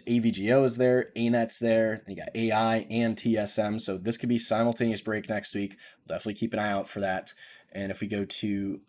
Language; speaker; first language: English; native; English